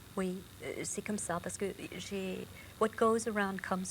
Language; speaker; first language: French; non-native, local second language; English